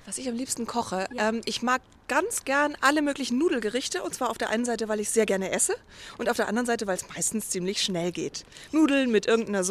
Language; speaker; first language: German; native; German